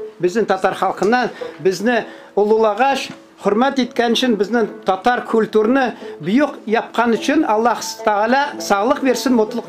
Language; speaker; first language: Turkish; non-native, learner; Tatar